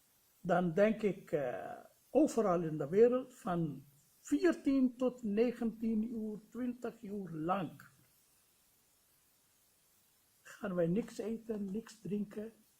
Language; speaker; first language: Dutch; non-native, fluent; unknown